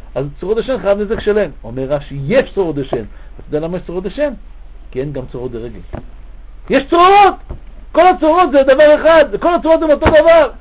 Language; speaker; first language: Hebrew; native; Hebrew